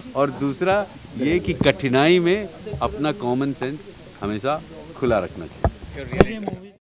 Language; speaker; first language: Hindi; native; Hindi